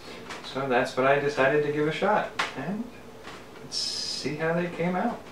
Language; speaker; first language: English; native; English